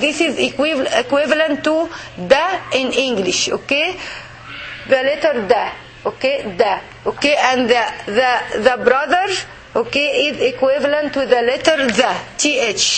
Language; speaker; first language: English; non-native, fluent; Arabic